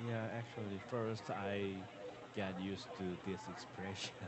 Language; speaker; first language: English; non-native, learner; Korean